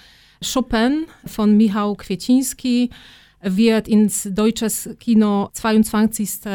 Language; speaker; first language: German; non-native, fluent; Polish